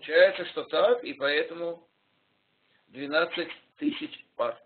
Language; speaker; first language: Russian; native; Russian